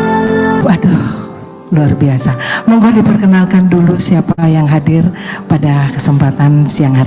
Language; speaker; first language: Indonesian; native; Indonesian